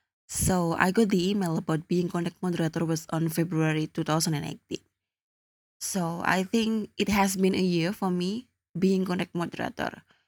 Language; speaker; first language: English; non-native, learner; Indonesian